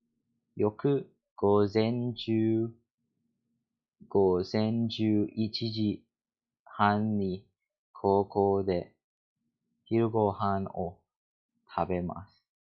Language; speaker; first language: Japanese; non-native, learner; English